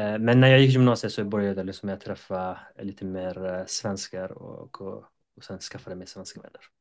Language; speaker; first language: Swedish; non-native, fluent; Persian